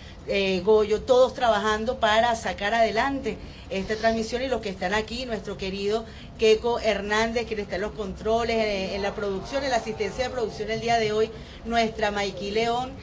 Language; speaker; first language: Spanish; native; Spanish